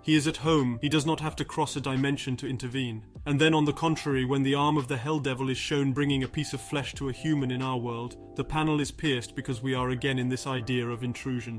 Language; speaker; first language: English; non-native, fluent; French